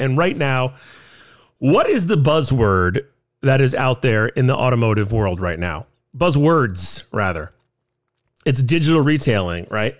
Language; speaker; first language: English; native; English